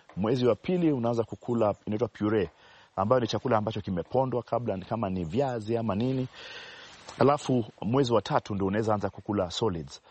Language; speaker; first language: Swahili; non-native, local second language; Luo (Kenya and Tanzania)